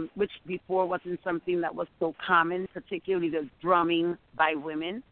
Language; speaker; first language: English; native; English